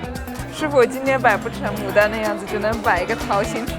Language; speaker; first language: Chinese; non-native, fluent; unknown